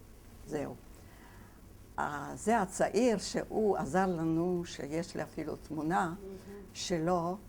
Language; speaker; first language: Hebrew; non-native, fluent; Yiddish